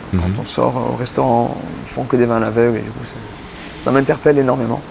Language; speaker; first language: French; native; French